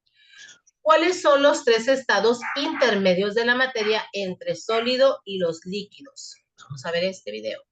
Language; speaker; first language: Spanish; native; Spanish